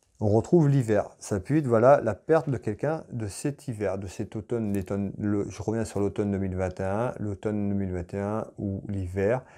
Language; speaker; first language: French; native; French